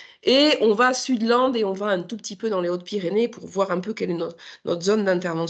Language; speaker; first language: French; native; French